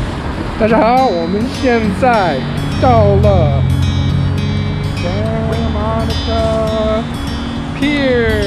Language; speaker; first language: Chinese; non-native, fluent; English